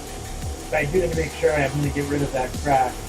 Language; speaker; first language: English; native; English